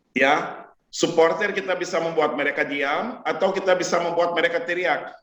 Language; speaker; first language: Malay; non-native, fluent; Portuguese